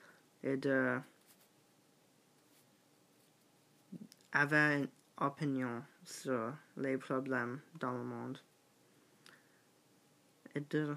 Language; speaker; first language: French; non-native, learner; English